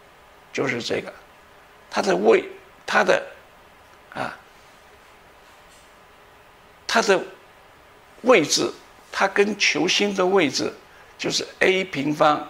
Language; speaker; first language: Chinese; native; Chinese